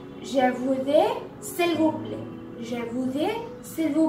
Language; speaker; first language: French; non-native, learner; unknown